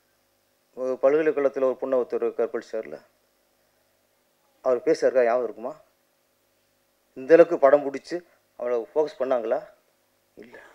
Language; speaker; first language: Tamil; native; Tamil